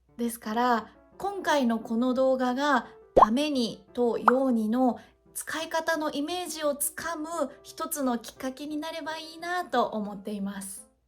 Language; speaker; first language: Japanese; native; Japanese